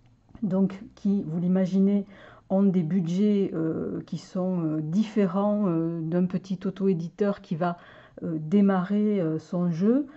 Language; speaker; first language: French; native; French